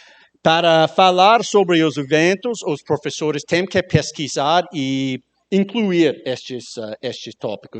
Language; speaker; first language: Portuguese; non-native, learner; English